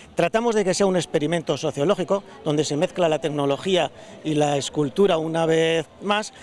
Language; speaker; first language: Spanish; native; Spanish